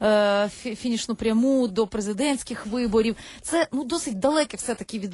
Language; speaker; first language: Ukrainian; native; Ukrainian